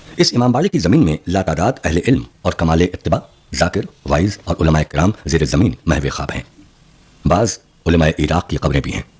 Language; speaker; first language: Urdu; native; Urdu